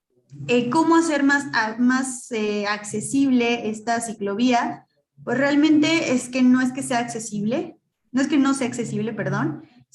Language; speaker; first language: Spanish; native; Spanish